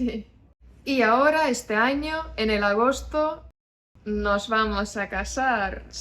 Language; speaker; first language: Spanish; non-native, fluent; Estonian